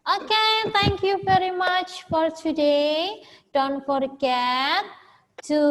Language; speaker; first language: English; non-native, learner; Indonesian